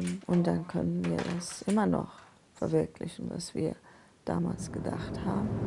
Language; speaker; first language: German; non-native, fluent; Persian